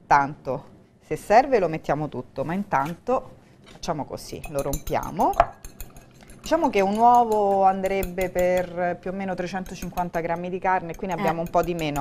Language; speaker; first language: Italian; native; Italian